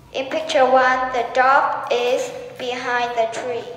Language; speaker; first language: English; non-native, learner; Vietnamese